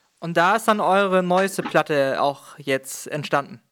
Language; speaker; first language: German; native; German